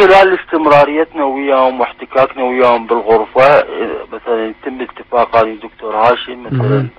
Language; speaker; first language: Arabic; native; Arabic